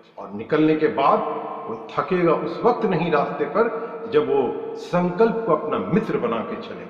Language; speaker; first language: Hindi; non-native, local second language; Urdu